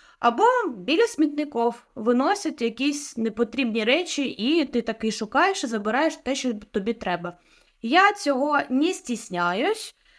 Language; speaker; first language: Ukrainian; non-native, local second language; Russian